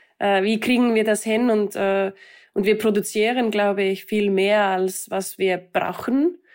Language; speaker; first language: German; non-native, fluent; Icelandic